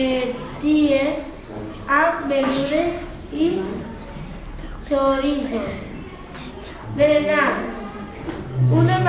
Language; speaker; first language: Catalan; non-native, local second language; Spanish